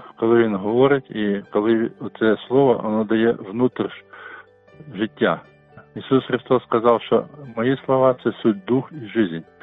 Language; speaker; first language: Ukrainian; non-native, local second language; Russian